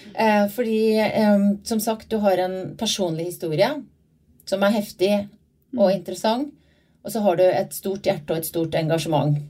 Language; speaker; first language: Norwegian; native; Norwegian